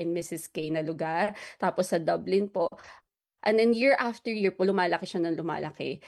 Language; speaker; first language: Filipino; native; Filipino